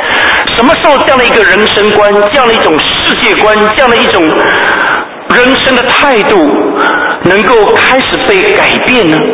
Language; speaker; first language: Chinese; native; Chinese